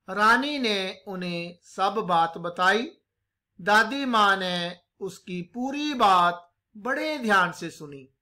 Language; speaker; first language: Hindi; non-native, local second language; Punjabi